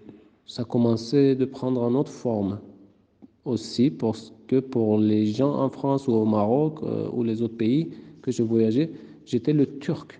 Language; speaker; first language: French; non-native, fluent; Kurdish